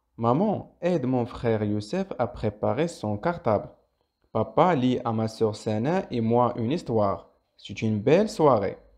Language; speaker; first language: French; non-native, local second language; Arabic